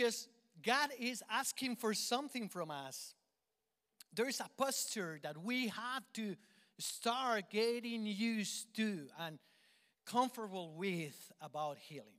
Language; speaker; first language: English; non-native, fluent; Spanish